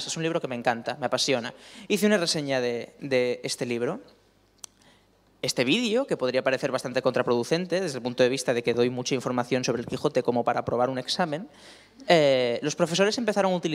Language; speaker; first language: Spanish; native; Spanish